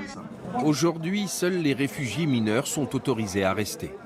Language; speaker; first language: French; native; French